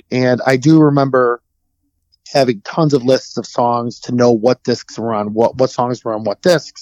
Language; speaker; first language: English; native; English